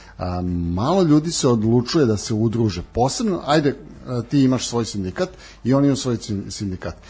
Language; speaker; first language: Serbian; native; Serbian